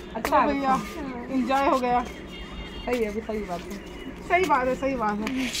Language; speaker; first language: Hindi; non-native, local second language; Gujarati